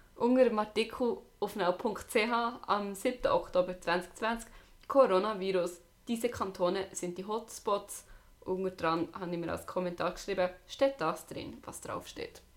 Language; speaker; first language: German; native; German